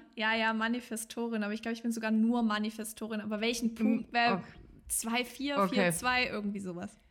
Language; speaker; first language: German; native; German